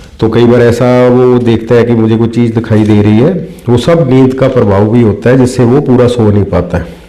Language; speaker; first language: Hindi; non-native, local second language; Punjabi